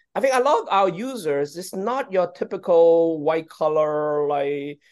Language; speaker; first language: English; non-native, local second language; Cantonese